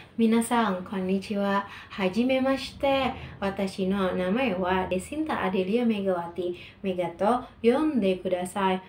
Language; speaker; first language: Japanese; non-native, learner; Indonesian